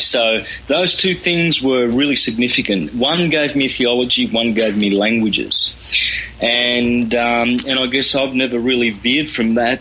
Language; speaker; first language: English; native; English